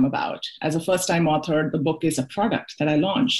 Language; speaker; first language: English; non-native, local second language; Hindi